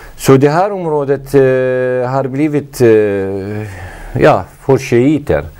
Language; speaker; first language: Swedish; non-native, fluent; Arabic